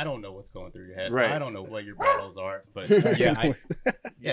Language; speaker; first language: English; native; English